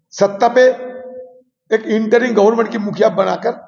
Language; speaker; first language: Hindi; non-native, local second language; Bangla